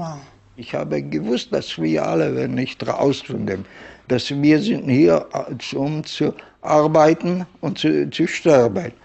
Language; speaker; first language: German; non-native, fluent; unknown